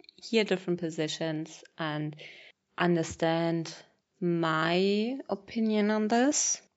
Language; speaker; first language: English; non-native, fluent; German